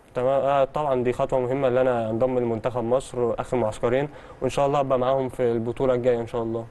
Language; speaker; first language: Egyptian Arabic; early bilingual, heritage; Arabic